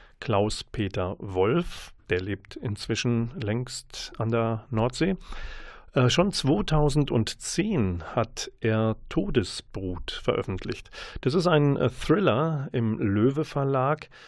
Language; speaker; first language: German; native; German